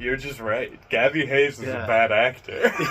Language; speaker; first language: English; native; English